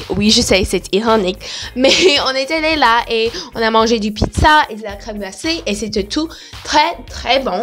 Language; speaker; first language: French; non-native, learner; English